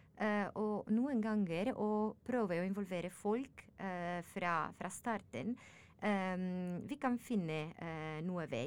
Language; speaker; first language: Norwegian; non-native, learner; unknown